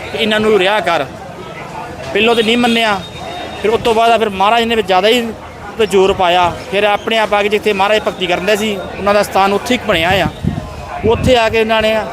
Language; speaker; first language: Punjabi; early bilingual, heritage; Punjabi